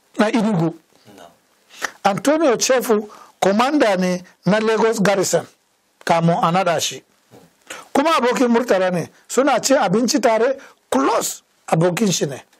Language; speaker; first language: Hausa; non-native, local second language; Fula